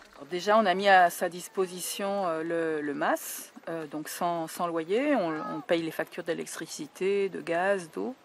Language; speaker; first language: French; native; French